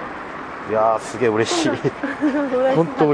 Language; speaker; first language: Japanese; native; Japanese